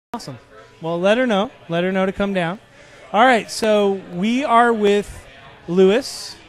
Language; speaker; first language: English; native; English